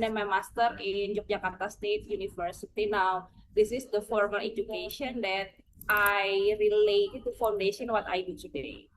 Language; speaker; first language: English; non-native, fluent; Indonesian